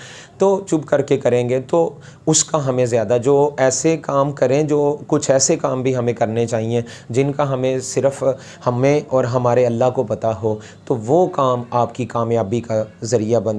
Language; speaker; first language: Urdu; non-native, local second language; Punjabi